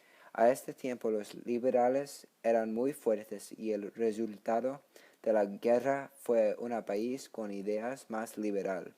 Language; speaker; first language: Spanish; non-native, learner; English